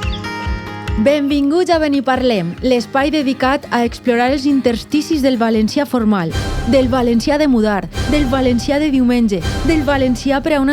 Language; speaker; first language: Catalan; native; Catalan